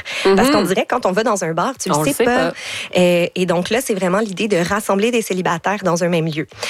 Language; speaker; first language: French; native; French